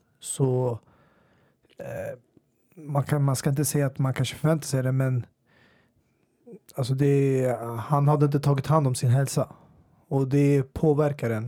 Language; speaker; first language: Swedish; native; Swedish